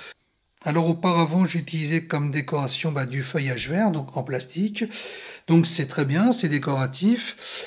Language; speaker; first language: French; native; French